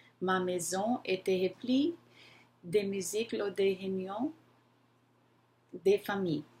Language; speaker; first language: French; non-native, learner; Portuguese